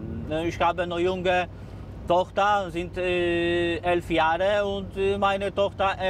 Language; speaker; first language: German; non-native, learner; Polish